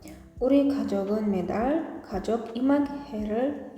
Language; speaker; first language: Korean; non-native, fluent; Uzbek